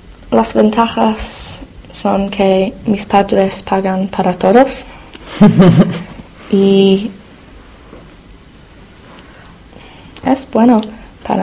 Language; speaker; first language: Spanish; non-native, learner; English